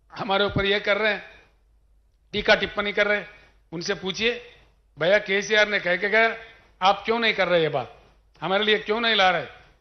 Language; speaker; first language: Hindi; non-native, local second language; Telugu